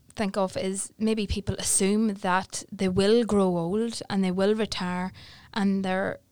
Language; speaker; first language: English; native; English